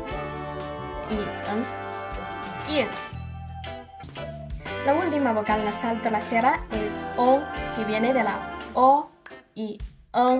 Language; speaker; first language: Spanish; non-native, fluent; Chinese